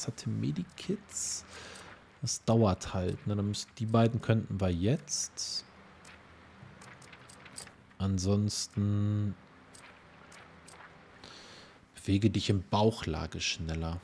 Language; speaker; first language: German; native; German